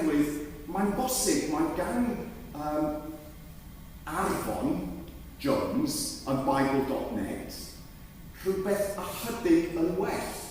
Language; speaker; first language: Welsh; non-native, fluent; English